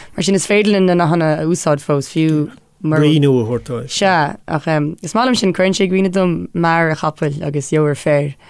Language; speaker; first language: Irish; non-native, local second language; English